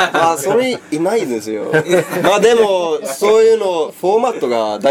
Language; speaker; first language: Japanese; non-native, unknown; Swedish